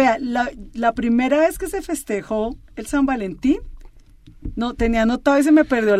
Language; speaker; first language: Spanish; native; Spanish